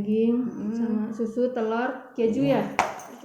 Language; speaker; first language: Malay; non-native, local second language; Achinese